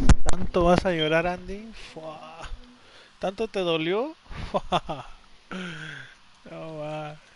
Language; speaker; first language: Spanish; early bilingual, heritage; Spanish